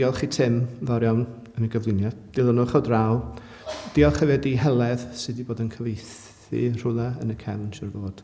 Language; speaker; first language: Welsh; native; Welsh